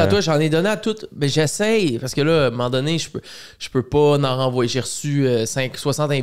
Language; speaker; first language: French; native; French